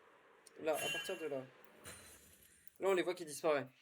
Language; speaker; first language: French; native; French